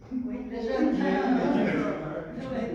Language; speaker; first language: French; non-native, fluent; Vietnamese